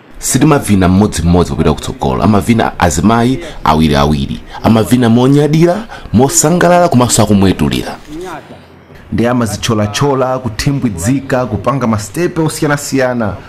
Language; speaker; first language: Nyanja; non-native, local second language; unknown